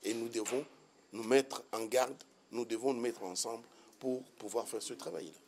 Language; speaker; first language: French; non-native, local second language; Swahili